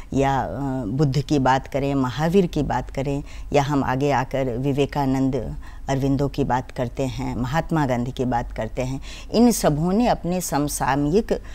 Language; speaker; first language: Hindi; native; Hindi